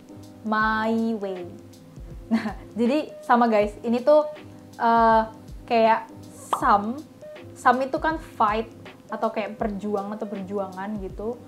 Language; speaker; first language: Indonesian; native; Indonesian